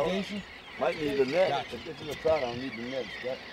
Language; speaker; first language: English; native; English